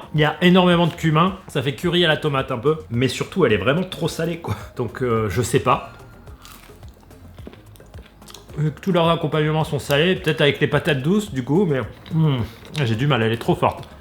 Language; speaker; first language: French; native; French